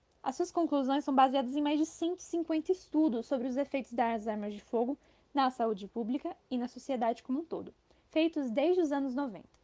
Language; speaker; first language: Portuguese; native; Portuguese